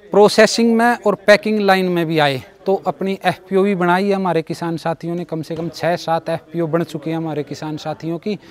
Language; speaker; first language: Hindi; native; Hindi